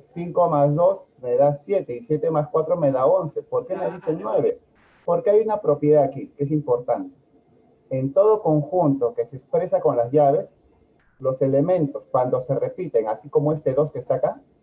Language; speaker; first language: Spanish; native; Spanish